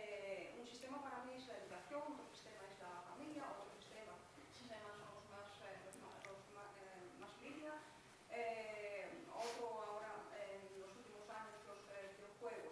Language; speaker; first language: Spanish; non-native, fluent; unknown